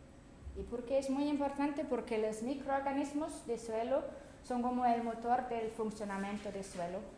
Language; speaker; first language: Spanish; non-native, fluent; German